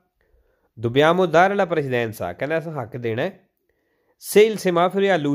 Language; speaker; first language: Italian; non-native, learner; Punjabi